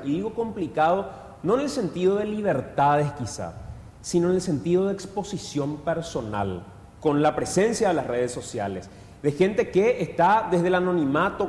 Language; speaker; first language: Spanish; native; Spanish